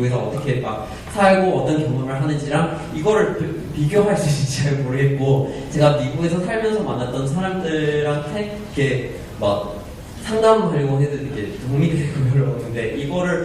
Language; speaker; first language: Korean; non-native, fluent; English